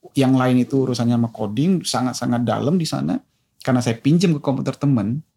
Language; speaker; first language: Indonesian; native; Indonesian